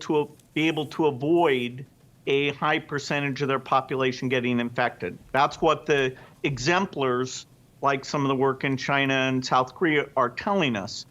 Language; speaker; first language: English; native; English